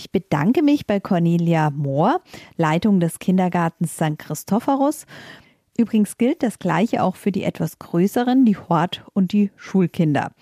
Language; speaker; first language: German; native; German